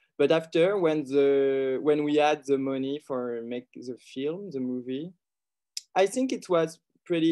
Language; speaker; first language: English; non-native, learner; French